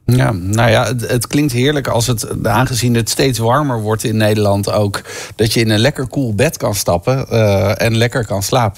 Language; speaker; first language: Dutch; native; Dutch